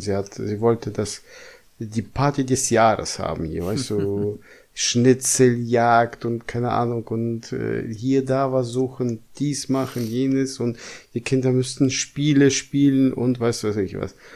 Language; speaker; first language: German; non-native, fluent; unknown